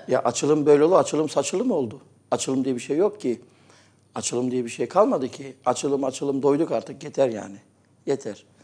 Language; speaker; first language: Turkish; native; Turkish